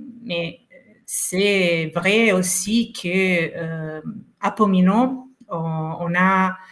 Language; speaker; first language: French; non-native, fluent; Italian